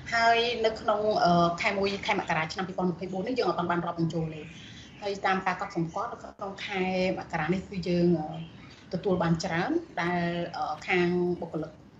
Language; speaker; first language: Khmer; native; Khmer